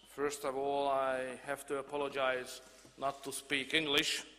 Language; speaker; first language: English; non-native, fluent; Hungarian